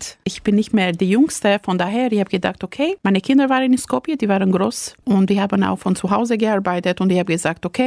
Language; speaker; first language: German; non-native, fluent; Albanian